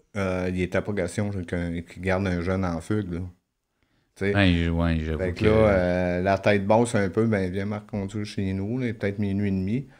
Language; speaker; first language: French; native; French